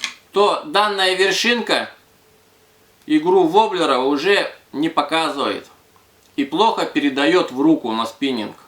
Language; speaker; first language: Russian; native; Russian